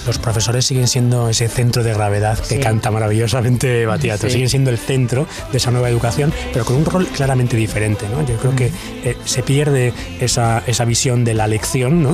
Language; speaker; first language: Spanish; native; Spanish